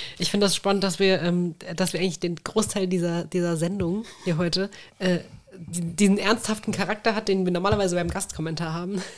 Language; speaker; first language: German; native; German